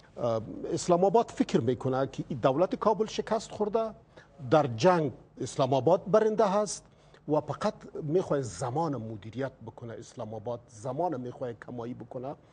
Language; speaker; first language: Persian; native; Persian